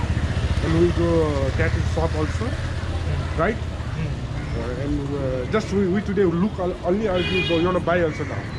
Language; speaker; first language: English; non-native, learner; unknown